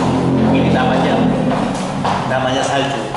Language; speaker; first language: Indonesian; non-native, learner; Korean